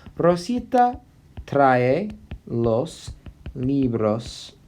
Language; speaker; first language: Spanish; non-native, fluent; English